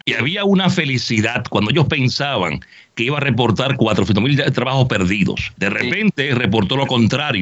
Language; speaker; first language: Spanish; native; Spanish